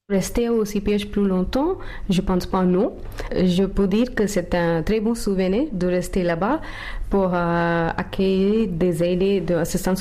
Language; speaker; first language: French; non-native, learner; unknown